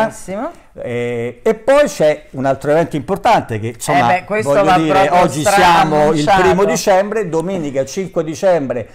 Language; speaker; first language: Italian; native; Italian